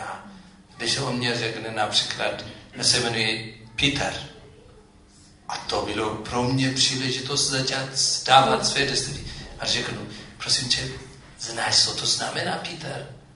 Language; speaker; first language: Czech; non-native, fluent; Amharic